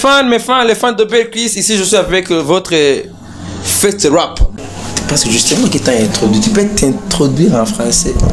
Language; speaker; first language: French; non-native, local second language; Rundi